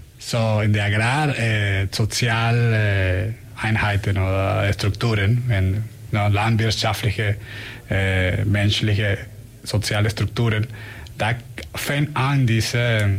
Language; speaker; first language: German; non-native, learner; Spanish